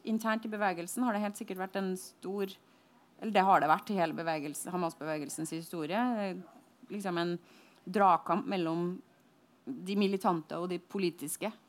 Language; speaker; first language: Norwegian; native; Norwegian